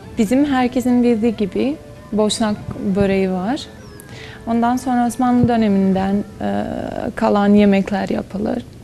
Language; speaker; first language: Turkish; non-native, fluent; Bosnian